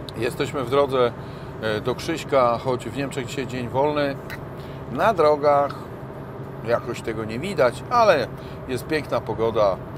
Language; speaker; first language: Polish; native; Polish